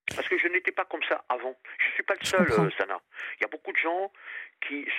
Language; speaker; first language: French; native; French